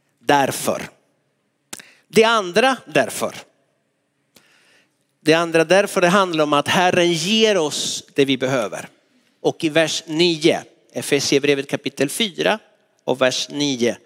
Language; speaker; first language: Swedish; non-native, fluent; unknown